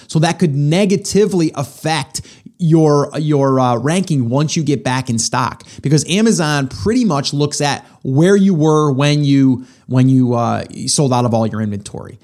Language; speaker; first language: English; native; English